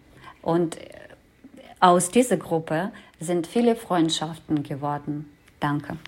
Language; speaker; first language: German; non-native, fluent; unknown